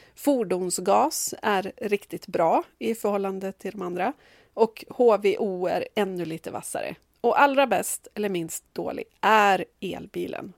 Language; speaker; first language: Swedish; native; Swedish